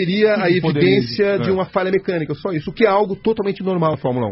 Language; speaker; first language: Portuguese; native; Portuguese